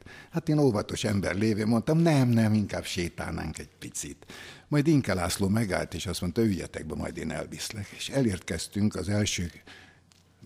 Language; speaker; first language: Hungarian; native; Hungarian